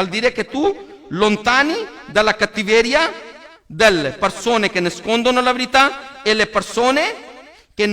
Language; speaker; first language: Italian; non-native, learner; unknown